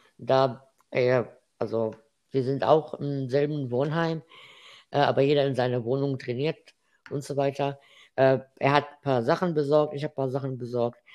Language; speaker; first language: German; non-native, fluent; Arabic